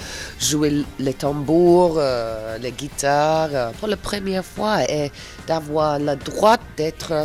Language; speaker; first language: French; non-native, fluent; English